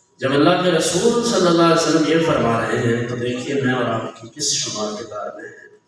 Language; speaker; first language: Urdu; non-native, local second language; Punjabi